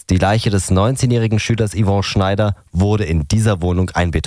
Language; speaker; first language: German; native; German